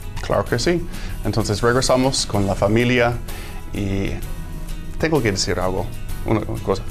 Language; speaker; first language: Spanish; non-native, fluent; English